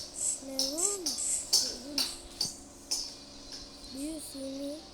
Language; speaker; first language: English; non-native, local second language; Filipino